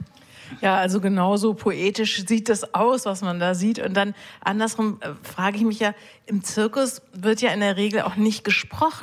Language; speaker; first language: German; native; German